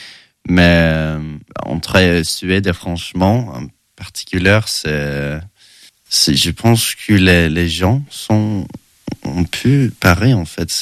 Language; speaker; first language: French; non-native, learner; Swedish